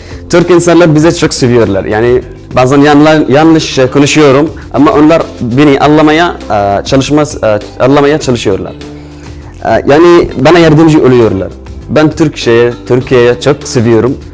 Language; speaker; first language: Turkish; non-native, learner; Arabic